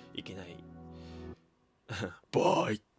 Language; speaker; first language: Japanese; native; Japanese